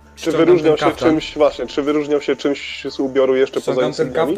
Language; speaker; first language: Polish; native; Polish